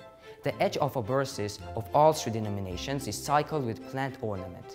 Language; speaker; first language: English; non-native, learner; Georgian